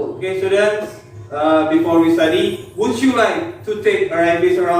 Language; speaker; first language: English; non-native, learner; Indonesian